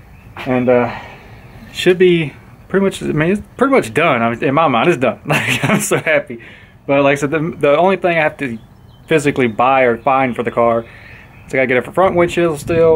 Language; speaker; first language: English; native; English